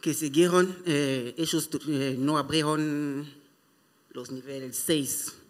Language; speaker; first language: Spanish; non-native, fluent; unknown